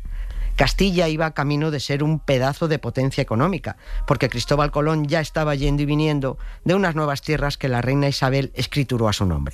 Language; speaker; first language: Spanish; native; Spanish